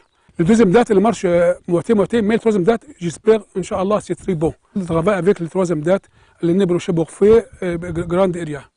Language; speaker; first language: French; non-native, learner; Arabic